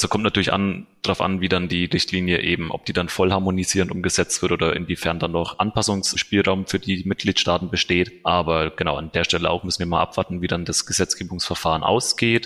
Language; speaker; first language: German; native; German